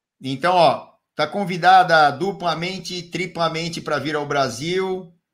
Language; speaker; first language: Portuguese; native; Portuguese